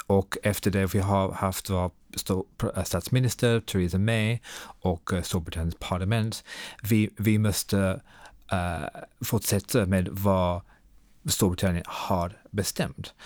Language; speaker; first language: Swedish; non-native, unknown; English